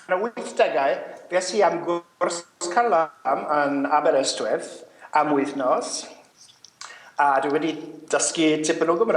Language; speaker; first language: Welsh; non-native, learner; English